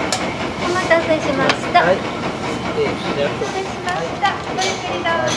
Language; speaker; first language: Japanese; native; Japanese